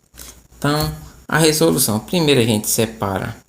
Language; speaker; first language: Portuguese; native; Portuguese